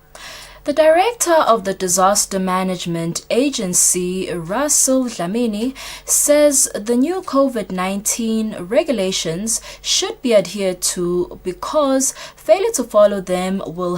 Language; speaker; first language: English; non-native, local second language; Swati